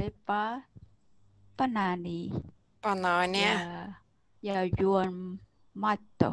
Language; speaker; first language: Finnish; non-native, learner; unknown